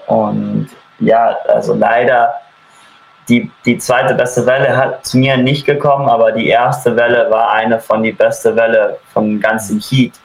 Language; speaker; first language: German; early bilingual, heritage; German